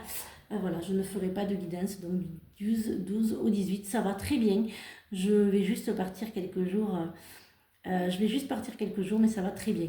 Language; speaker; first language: French; native; French